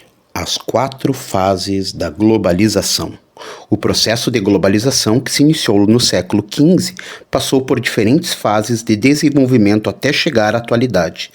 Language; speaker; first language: Portuguese; native; Portuguese